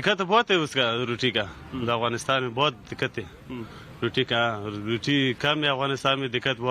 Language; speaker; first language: Hindi; non-native, learner; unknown